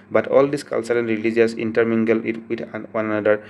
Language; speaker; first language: English; non-native, local second language; Assamese